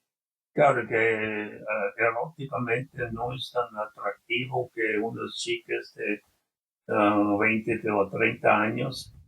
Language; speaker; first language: Spanish; non-native, fluent; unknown